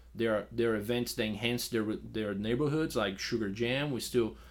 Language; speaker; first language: English; non-native, fluent; Portuguese